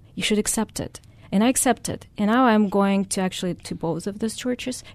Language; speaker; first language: English; non-native, fluent; Russian